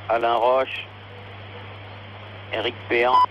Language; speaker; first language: French; native; French